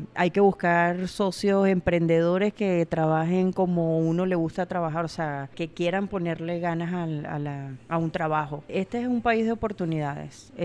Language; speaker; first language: Spanish; native; Spanish